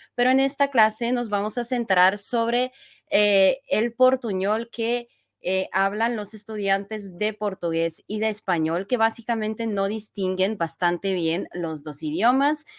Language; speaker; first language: Spanish; non-native, fluent; Bulgarian